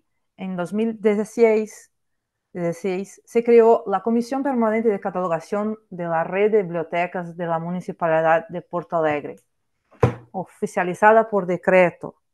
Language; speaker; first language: Spanish; non-native, fluent; Portuguese